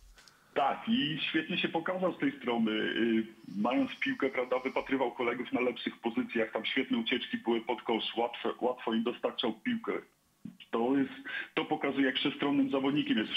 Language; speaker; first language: Polish; native; Polish